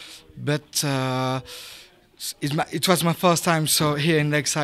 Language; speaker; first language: English; non-native, learner; French